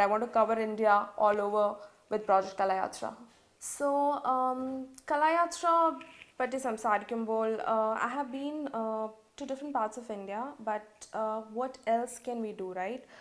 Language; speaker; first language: English; non-native, local second language; Malayalam